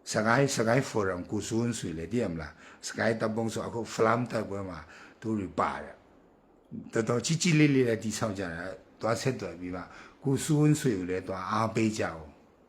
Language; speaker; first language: Burmese; non-native, local second language; Kachin